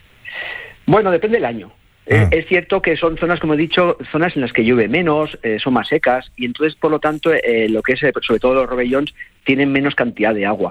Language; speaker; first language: Spanish; native; Spanish